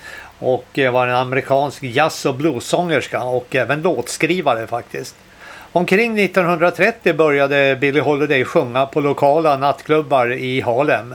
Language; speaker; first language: Swedish; native; Swedish